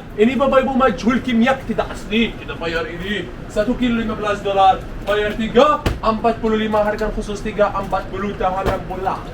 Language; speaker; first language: Indonesian; non-native, learner; Arabic